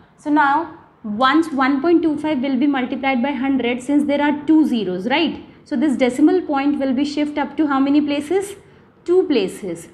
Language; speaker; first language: English; non-native, local second language; Hindi